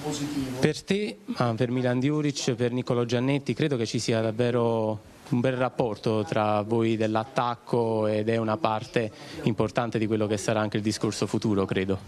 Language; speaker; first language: Italian; native; Italian